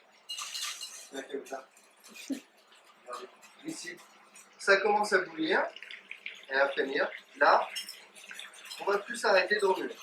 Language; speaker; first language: French; native; French